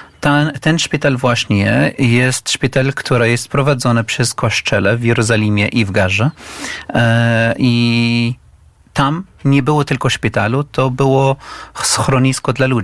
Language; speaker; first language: Polish; non-native, fluent; Arabic